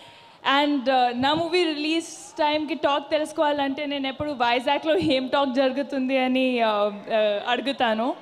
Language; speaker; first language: Telugu; non-native, fluent; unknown